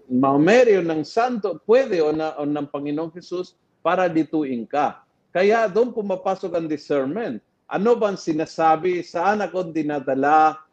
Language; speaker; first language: Filipino; non-native, fluent; Spanish